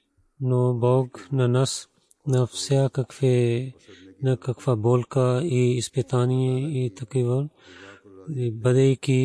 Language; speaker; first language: Bulgarian; non-native, learner; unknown